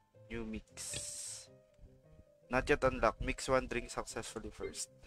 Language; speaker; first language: English; non-native, local second language; Filipino